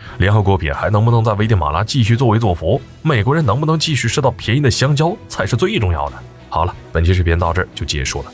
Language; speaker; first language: Chinese; native; Chinese